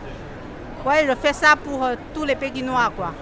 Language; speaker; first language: French; non-native, fluent; Chinese